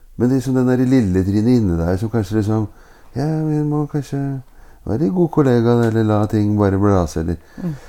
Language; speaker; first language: Norwegian; native; Norwegian